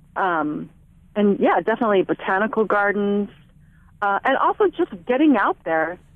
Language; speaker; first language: English; native; English